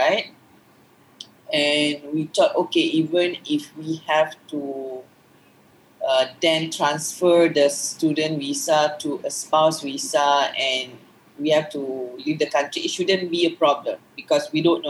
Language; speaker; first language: English; non-native, local second language; Malay